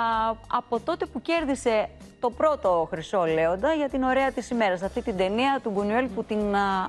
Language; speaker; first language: Greek; native; Greek